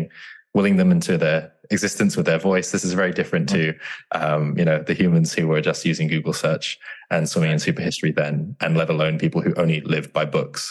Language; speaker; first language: English; native; English